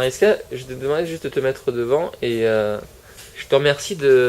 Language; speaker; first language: French; native; French